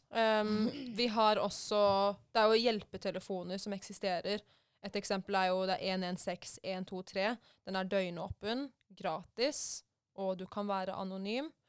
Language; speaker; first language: Norwegian; early bilingual, other home language; Persian